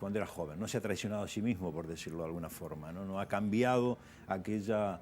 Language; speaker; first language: Spanish; native; Spanish